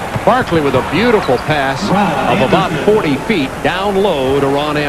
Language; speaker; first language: English; native; English